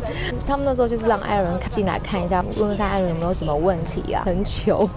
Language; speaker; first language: Chinese; native; Chinese